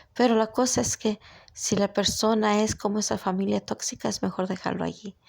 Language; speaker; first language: Spanish; early bilingual, heritage; Spanish